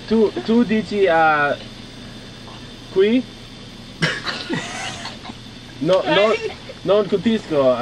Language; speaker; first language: Italian; non-native, learner; English